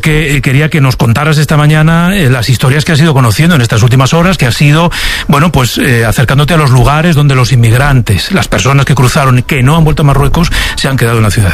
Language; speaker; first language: Spanish; native; Spanish